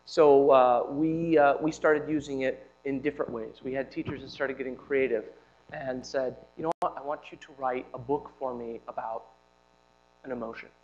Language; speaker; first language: English; native; English